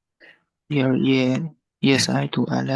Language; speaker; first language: English; non-native, learner; Chinese